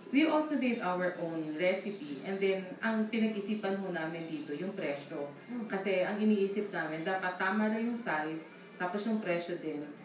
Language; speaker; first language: Filipino; non-native, local second language; Bikol